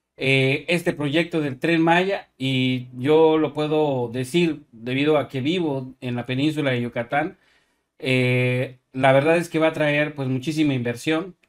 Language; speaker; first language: Spanish; native; Spanish